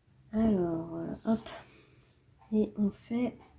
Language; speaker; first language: French; native; French